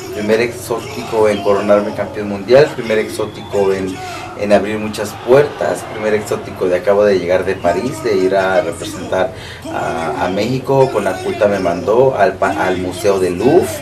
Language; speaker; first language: Spanish; early bilingual, heritage; Spanish